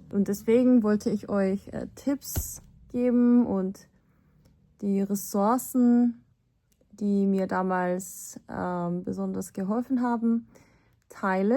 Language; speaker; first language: German; non-native, fluent; Korean